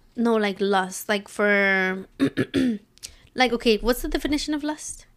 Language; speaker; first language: English; early bilingual, other home language; Spanish